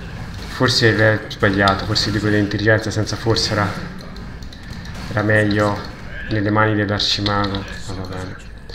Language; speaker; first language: Italian; native; Italian